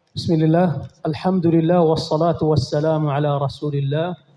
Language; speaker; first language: Indonesian; non-native, learner; Arabic